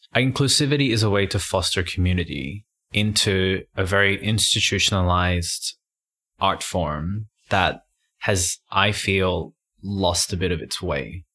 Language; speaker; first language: English; native; English